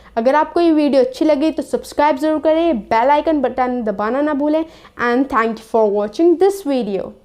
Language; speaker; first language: Hindi; native; Hindi